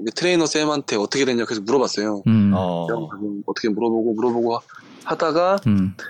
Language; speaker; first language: Korean; native; Korean